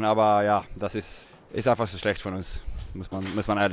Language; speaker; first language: German; non-native, fluent; Swedish